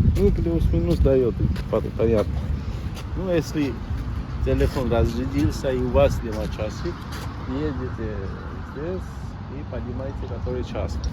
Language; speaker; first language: Russian; non-native, learner; Georgian